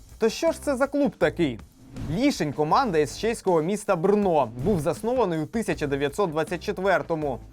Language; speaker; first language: Ukrainian; native; Ukrainian